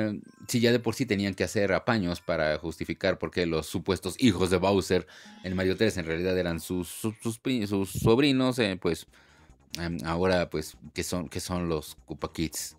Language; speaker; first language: Spanish; native; Spanish